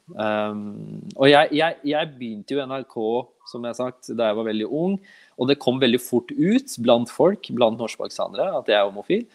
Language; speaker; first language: Norwegian; early bilingual, other home language; Urdu